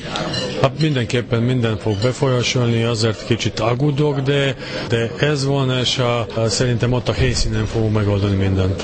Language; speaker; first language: Hungarian; non-native, learner; Serbian